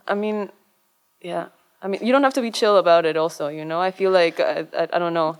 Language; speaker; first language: English; non-native, fluent; Spanish